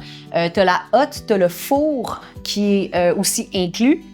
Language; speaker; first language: French; native; French